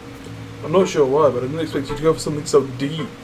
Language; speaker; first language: English; native; English